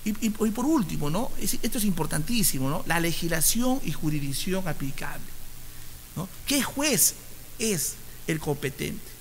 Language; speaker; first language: Spanish; native; Spanish